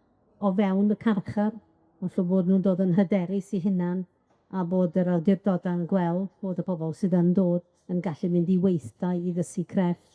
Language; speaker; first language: Welsh; native; Welsh